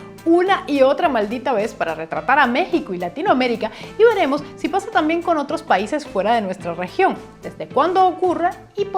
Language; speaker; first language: Spanish; native; Spanish